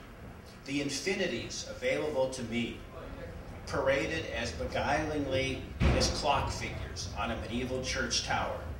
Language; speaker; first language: English; native; English